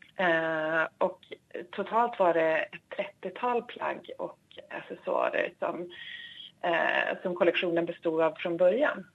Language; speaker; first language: Swedish; native; Swedish